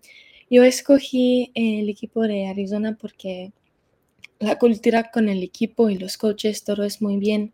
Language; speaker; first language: Spanish; early bilingual, heritage; Spanish